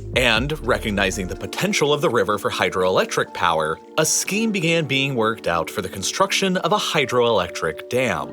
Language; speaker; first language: English; native; English